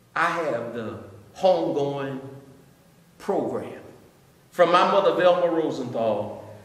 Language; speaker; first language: English; native; English